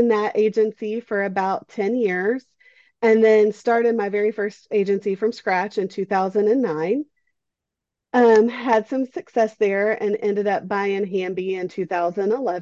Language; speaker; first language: English; native; English